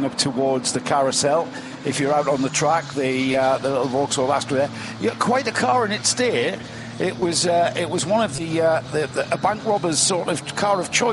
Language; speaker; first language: English; native; English